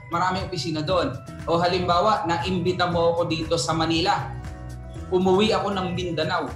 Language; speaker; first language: Filipino; native; Filipino